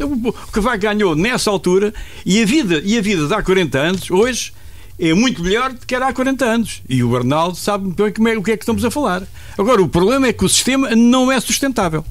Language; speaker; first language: Portuguese; native; Portuguese